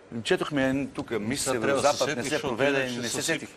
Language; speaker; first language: Bulgarian; native; Bulgarian